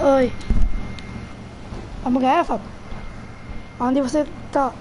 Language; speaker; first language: Portuguese; non-native, fluent; Italian